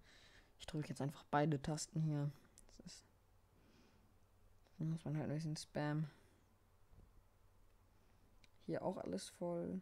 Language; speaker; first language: German; native; German